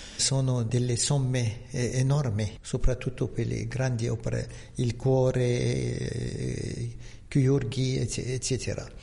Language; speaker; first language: Italian; non-native, fluent; Arabic